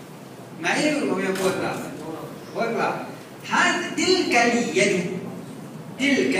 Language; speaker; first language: Arabic; non-native, fluent; Morisyen